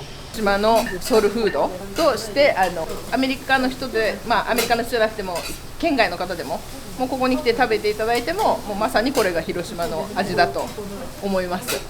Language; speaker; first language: Japanese; native; Japanese